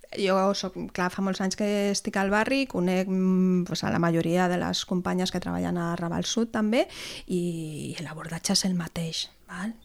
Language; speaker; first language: Catalan; non-native, local second language; Spanish